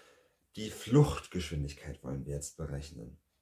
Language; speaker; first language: German; native; German